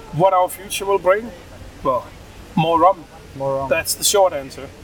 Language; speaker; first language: English; non-native, fluent; Danish